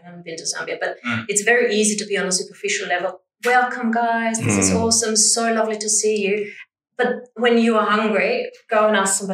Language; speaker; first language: English; non-native, fluent; German